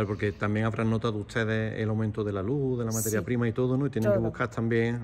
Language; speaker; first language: Spanish; native; Spanish